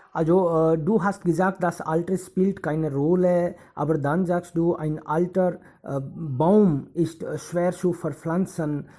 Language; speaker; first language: German; non-native, fluent; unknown